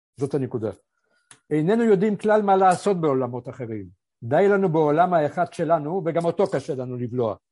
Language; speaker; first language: Hebrew; early bilingual, other home language; Polish